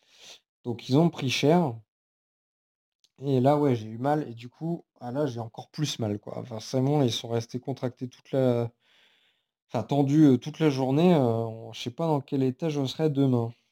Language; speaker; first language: French; native; French